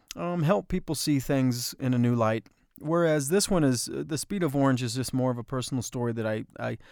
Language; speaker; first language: English; native; English